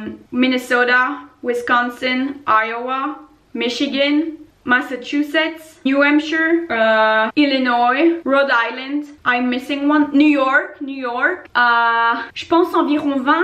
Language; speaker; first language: French; native; French